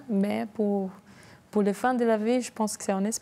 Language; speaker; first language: French; non-native, learner; Portuguese